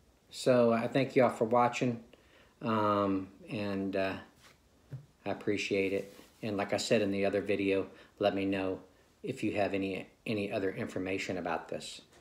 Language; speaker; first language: English; native; English